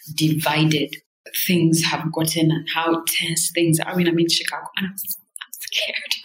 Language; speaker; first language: English; non-native, local second language; Kinyarwanda